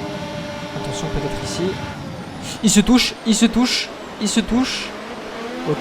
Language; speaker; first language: French; native; French